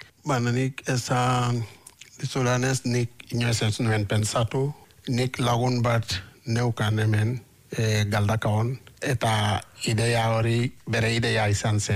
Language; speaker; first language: Basque; non-native, fluent; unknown